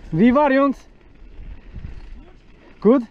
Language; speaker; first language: German; non-native, learner; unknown